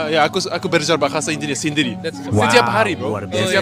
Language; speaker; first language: Indonesian; non-native, learner; Russian